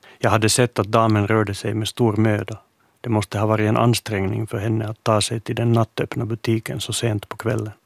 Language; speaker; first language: Swedish; native; Swedish